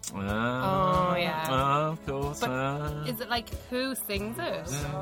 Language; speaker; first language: English; native; English